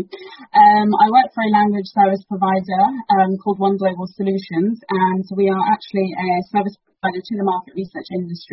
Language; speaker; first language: English; early bilingual, other home language; Persian